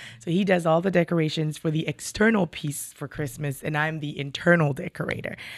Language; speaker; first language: English; native; English